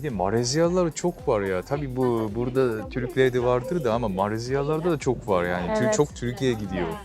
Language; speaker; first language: Turkish; non-native, fluent; Japanese